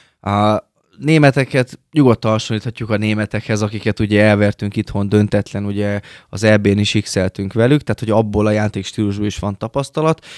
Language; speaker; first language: Hungarian; native; Hungarian